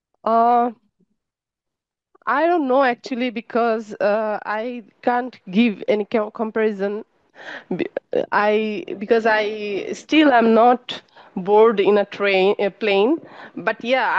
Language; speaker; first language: English; non-native, learner; Bangla